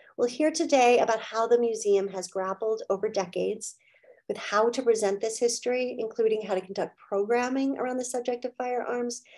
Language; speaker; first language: English; native; English